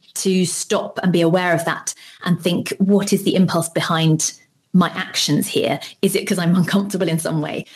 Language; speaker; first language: English; native; English